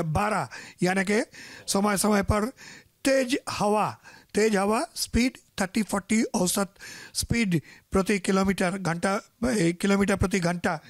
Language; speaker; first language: Hindi; non-native, local second language; Marathi